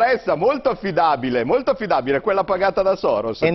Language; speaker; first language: Italian; native; Italian